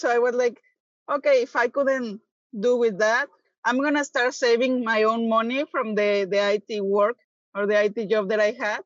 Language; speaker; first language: English; non-native, fluent; Spanish